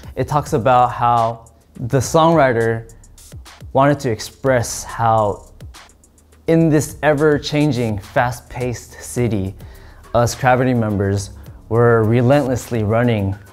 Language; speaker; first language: English; early bilingual, other home language; Korean